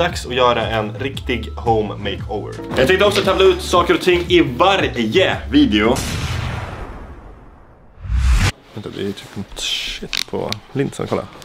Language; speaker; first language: Swedish; native; Swedish